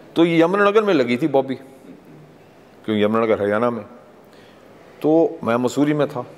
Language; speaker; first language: Hindi; non-native, local second language; English